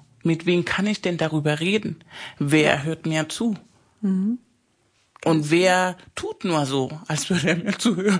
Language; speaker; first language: German; non-native, fluent; Spanish